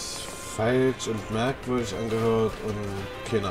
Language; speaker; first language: German; native; German